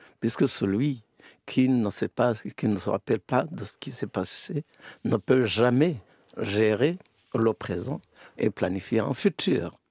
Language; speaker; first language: French; non-native, local second language; Kinyarwanda